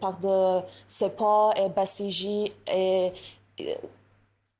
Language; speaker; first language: French; non-native, learner; Persian